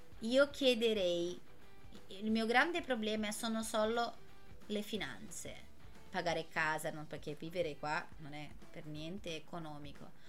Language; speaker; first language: Italian; non-native, fluent; Portuguese